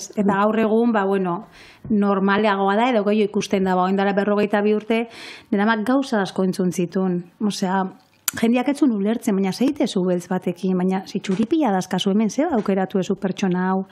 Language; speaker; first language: Basque; native; Basque